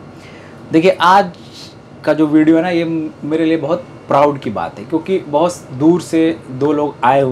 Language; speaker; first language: Hindi; native; Hindi